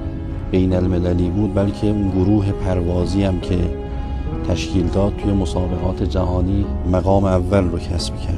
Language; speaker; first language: Persian; native; Persian